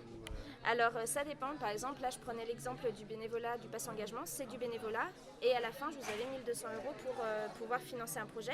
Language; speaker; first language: French; native; French